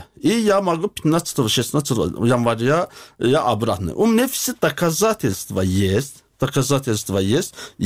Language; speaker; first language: Russian; non-native, learner; Azerbaijani